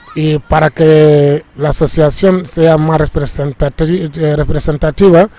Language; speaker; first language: Spanish; non-native, fluent; Wolof